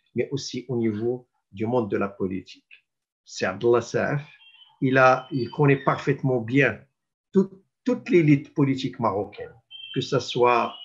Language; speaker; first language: French; non-native, local second language; Arabic